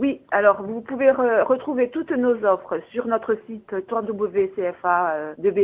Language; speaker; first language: French; native; French